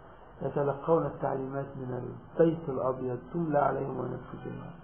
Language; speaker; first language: Arabic; native; Arabic